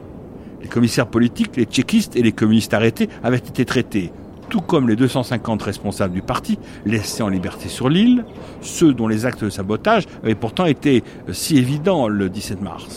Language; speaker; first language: French; native; French